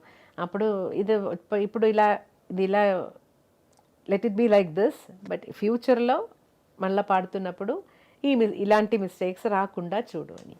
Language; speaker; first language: Telugu; non-native, local second language; Malayalam